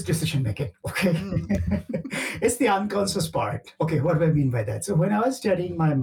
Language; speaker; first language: English; non-native, local second language; Bangla